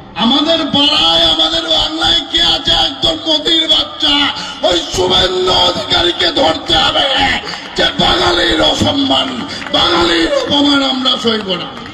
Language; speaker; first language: Bangla; non-native, local second language; Santali